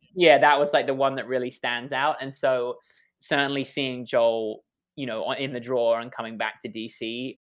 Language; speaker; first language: English; native; English